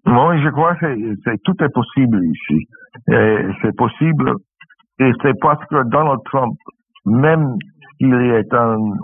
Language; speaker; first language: French; non-native, fluent; English